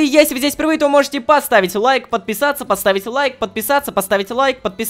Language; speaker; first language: Russian; native; Russian